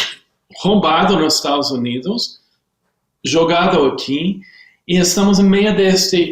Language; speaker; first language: Portuguese; non-native, learner; English